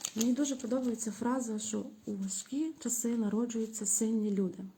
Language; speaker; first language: Ukrainian; native; Ukrainian